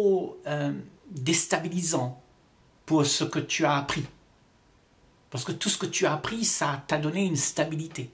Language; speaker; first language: French; native; French